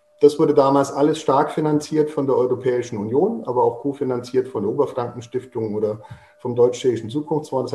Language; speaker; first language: German; native; German